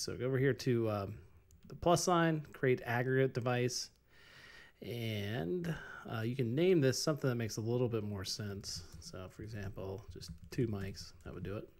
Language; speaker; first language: English; native; English